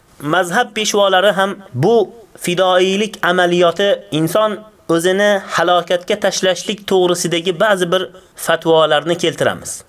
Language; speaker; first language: Uzbek; native; Uzbek